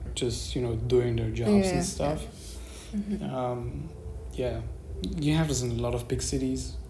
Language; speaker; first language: English; non-native, fluent; Persian